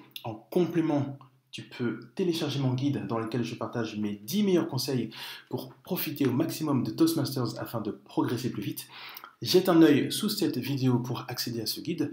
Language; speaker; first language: French; native; French